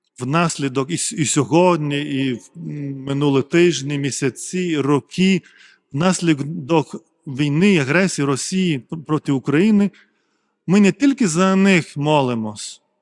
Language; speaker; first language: Ukrainian; non-native, fluent; Lithuanian